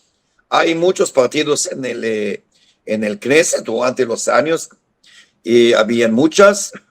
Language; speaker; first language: Spanish; non-native, fluent; Hebrew